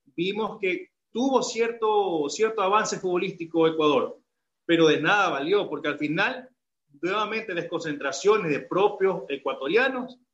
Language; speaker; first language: Spanish; native; Spanish